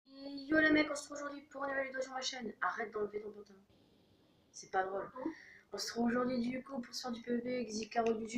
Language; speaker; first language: French; native; French